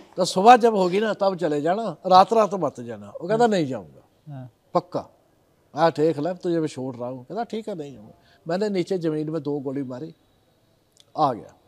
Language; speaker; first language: Hindi; non-native, local second language; Punjabi